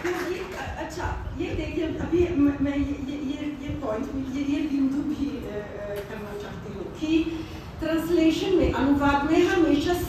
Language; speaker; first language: Hindi; non-native, fluent; Italian